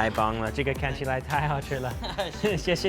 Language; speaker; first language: Chinese; non-native, learner; English